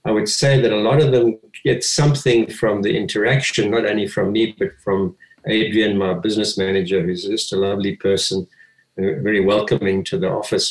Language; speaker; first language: English; native; English